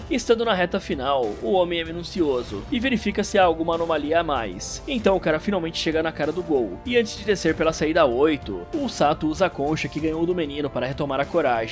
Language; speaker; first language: Portuguese; native; Portuguese